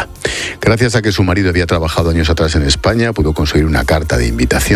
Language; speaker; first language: Spanish; native; Spanish